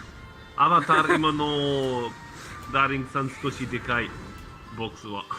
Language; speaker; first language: Japanese; non-native, learner; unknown